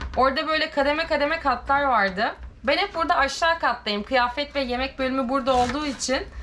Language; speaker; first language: Turkish; native; Turkish